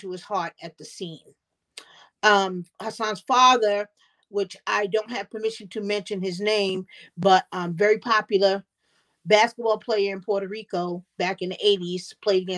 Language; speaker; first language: English; native; English